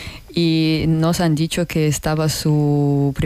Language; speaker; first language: Spanish; non-native, learner; Russian